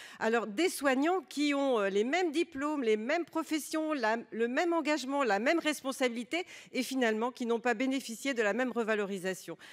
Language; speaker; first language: French; native; French